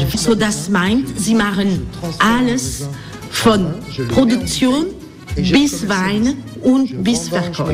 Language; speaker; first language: German; non-native, fluent; French